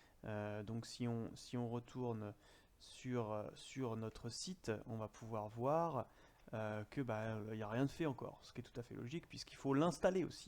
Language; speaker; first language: French; native; French